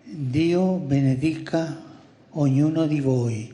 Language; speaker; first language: Italian; non-native, fluent; Spanish